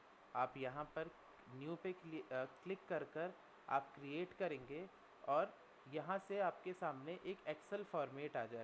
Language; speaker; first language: Hindi; native; Hindi